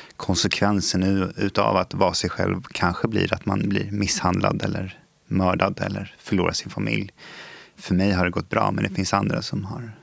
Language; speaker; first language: Swedish; native; Swedish